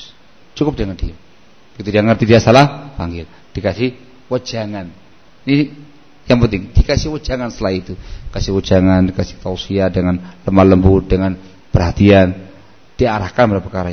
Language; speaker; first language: Indonesian; non-native, local second language; Javanese